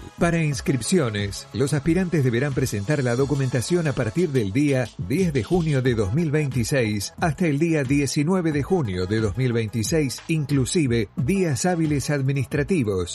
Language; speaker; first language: Spanish; native; Spanish